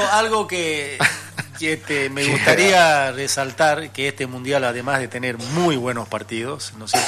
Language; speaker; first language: Spanish; native; Spanish